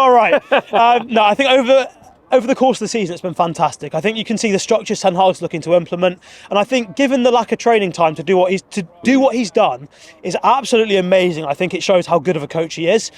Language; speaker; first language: English; native; English